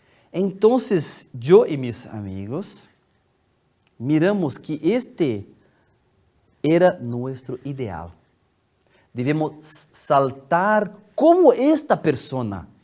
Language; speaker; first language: Spanish; non-native, fluent; Portuguese